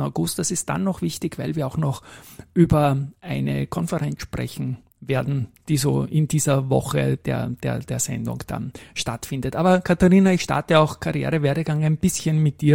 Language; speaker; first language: German; native; German